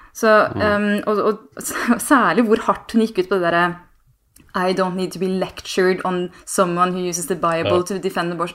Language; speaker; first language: Norwegian; native; Norwegian